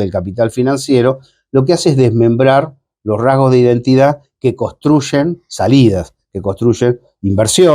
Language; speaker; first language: Spanish; native; Spanish